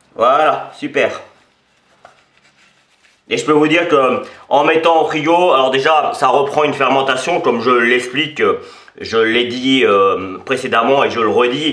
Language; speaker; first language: French; native; French